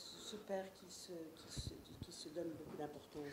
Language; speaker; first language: French; native; French